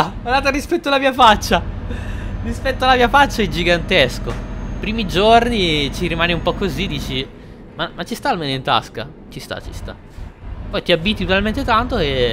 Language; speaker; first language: Italian; native; Italian